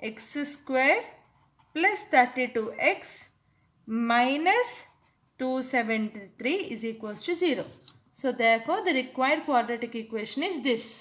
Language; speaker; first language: English; non-native, local second language; Telugu